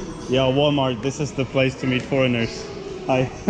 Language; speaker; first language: English; non-native, fluent; German